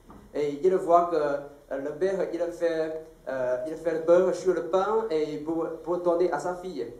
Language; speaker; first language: French; non-native, fluent; Chinese